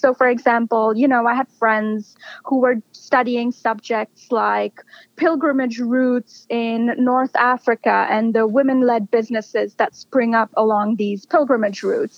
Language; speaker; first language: English; non-native, local second language; Bangla